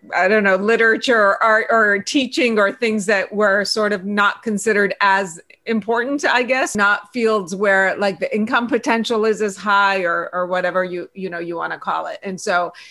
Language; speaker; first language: English; early bilingual, other home language; Persian